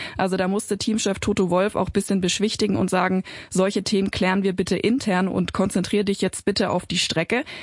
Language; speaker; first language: German; native; German